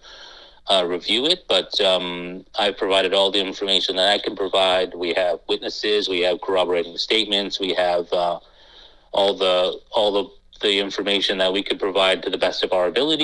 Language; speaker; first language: English; native; English